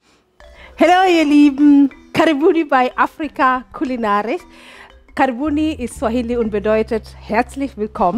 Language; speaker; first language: German; non-native, fluent; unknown